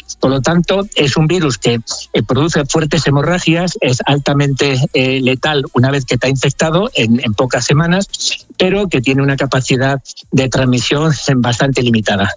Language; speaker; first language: Spanish; native; Spanish